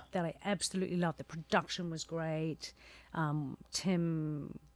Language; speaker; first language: English; native; English